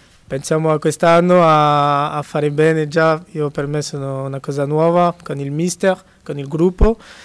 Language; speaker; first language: Italian; non-native, fluent; French